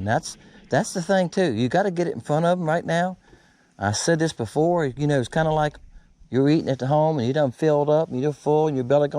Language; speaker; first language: English; native; English